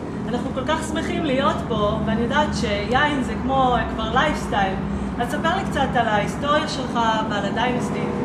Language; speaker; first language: Hebrew; native; Hebrew